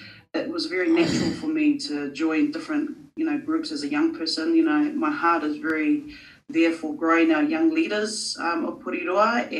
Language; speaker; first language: English; native; English